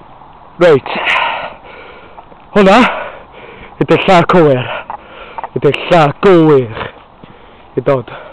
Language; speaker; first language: Welsh; non-native, learner; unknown